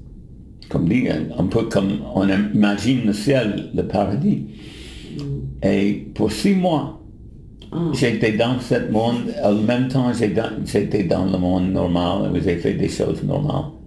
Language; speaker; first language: French; non-native, fluent; English